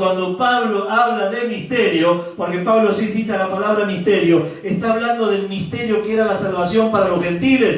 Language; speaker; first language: Spanish; native; Spanish